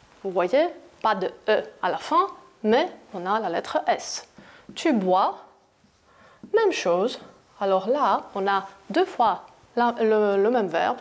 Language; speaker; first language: French; non-native, fluent; Greek